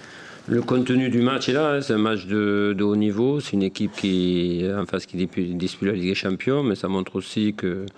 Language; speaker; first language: French; native; French